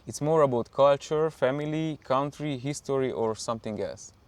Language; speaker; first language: English; non-native, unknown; Hungarian